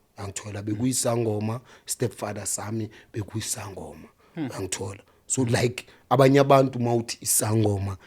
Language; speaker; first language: Zulu; non-native, local second language; Xhosa